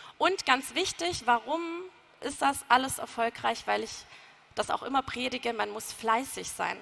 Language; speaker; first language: German; native; German